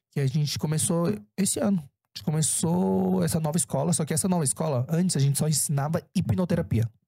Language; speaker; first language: Portuguese; early bilingual, other home language; Korean